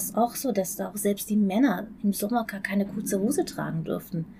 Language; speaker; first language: German; non-native, fluent; Persian